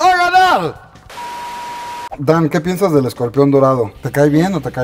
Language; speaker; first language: Spanish; native; Spanish